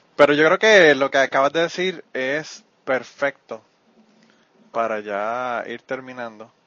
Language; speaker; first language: Spanish; native; Spanish